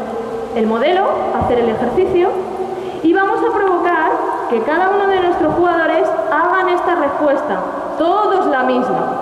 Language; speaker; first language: Spanish; native; Spanish